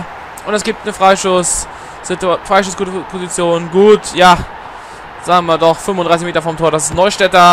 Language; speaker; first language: German; native; German